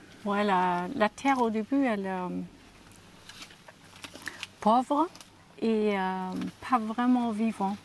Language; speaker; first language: French; non-native, learner; German